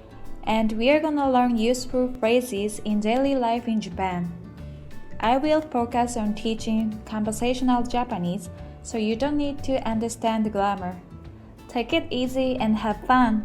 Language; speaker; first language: English; non-native, fluent; Japanese